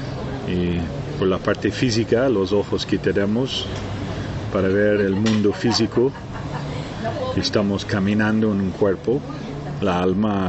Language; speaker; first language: Spanish; non-native, fluent; Portuguese